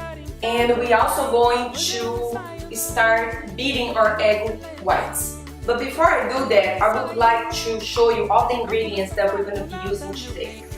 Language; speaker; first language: English; non-native, fluent; Portuguese